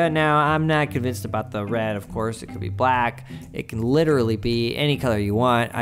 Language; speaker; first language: English; native; English